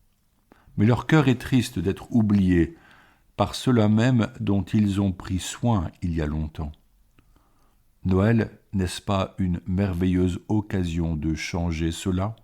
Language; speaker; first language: French; native; French